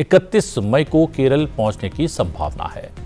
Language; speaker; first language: Hindi; native; Hindi